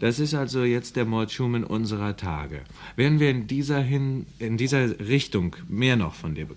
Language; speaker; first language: German; native; German